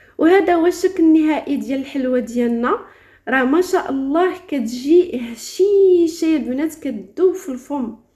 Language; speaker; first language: Arabic; native; Arabic